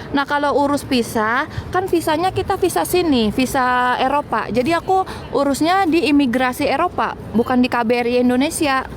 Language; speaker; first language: Indonesian; native; Indonesian